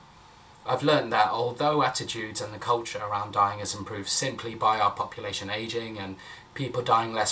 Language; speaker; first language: English; native; English